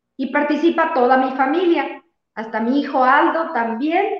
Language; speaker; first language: Spanish; native; Spanish